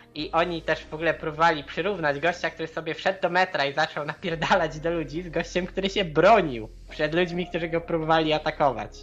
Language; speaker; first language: Polish; native; Polish